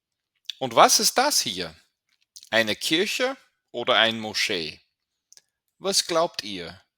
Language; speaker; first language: German; non-native, fluent; English